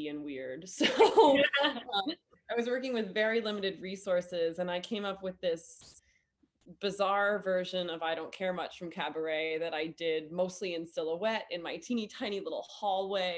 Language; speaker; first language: English; native; English